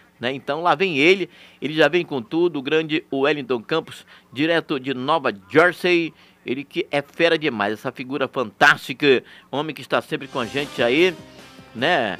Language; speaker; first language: Portuguese; native; Portuguese